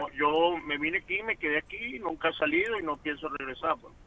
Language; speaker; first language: Spanish; native; Spanish